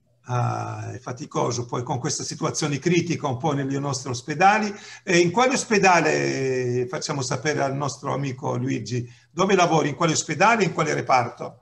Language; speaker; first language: Italian; non-native, fluent; Arabic